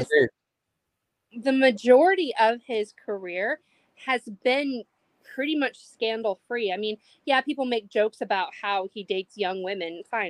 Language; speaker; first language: English; native; English